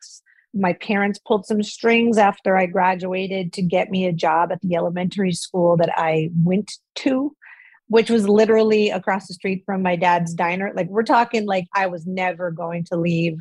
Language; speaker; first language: English; native; English